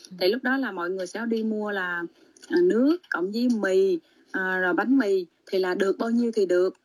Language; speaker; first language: Vietnamese; native; Vietnamese